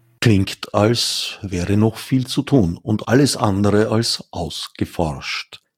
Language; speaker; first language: German; native; German